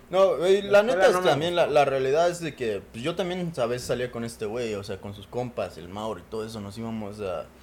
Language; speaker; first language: Spanish; native; Spanish